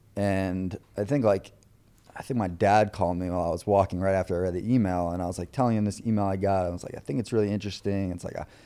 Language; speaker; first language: English; native; English